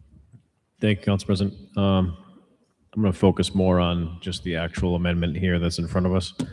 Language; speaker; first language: English; native; English